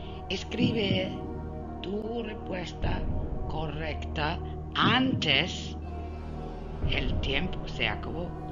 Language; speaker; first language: Spanish; non-native, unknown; English